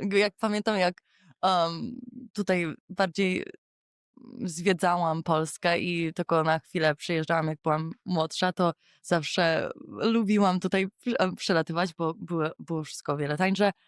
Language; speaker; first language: Polish; early bilingual, heritage; English